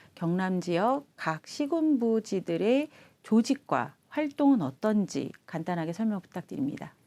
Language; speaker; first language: Korean; native; Korean